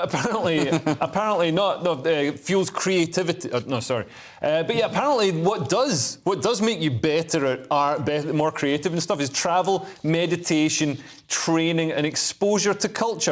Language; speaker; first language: English; native; English